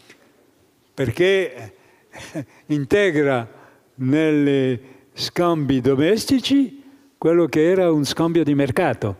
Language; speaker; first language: Italian; non-native, fluent; French